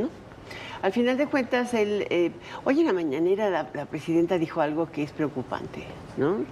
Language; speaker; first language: Spanish; native; Spanish